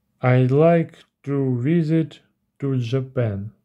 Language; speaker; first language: English; non-native, learner; Russian